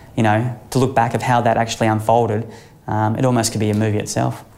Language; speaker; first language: English; native; English